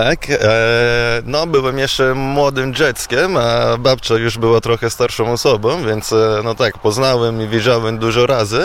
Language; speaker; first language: Polish; non-native, fluent; Italian